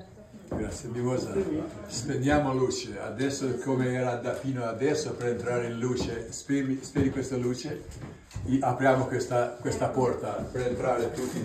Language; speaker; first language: Italian; non-native, learner; Albanian